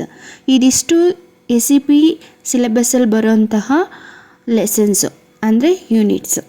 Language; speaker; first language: Kannada; native; Kannada